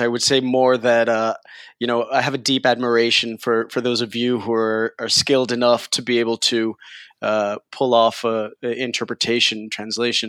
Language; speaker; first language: English; early bilingual, other home language; Spanish